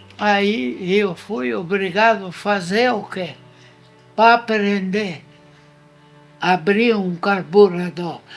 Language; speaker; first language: Portuguese; non-native, fluent; Italian